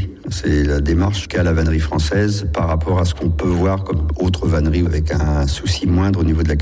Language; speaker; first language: French; native; French